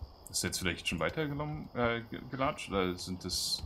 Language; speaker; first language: German; native; German